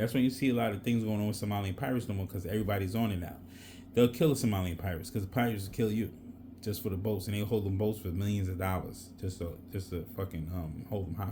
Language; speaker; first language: English; native; English